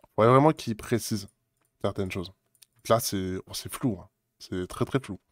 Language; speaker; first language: French; native; French